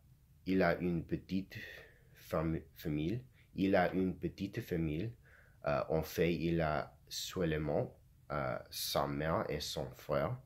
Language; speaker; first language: French; non-native, learner; English